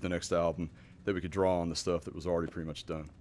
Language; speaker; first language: English; native; English